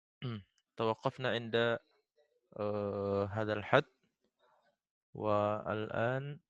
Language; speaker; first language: Arabic; non-native, fluent; Indonesian